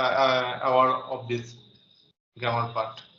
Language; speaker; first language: English; non-native, learner; Bangla